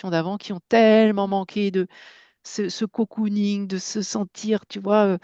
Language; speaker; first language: French; native; French